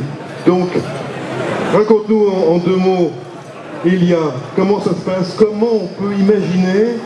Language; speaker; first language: French; native; French